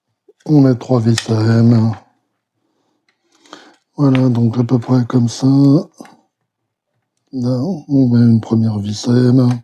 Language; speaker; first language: French; native; French